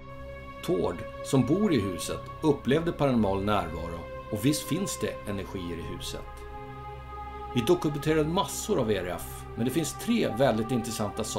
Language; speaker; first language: Swedish; native; Swedish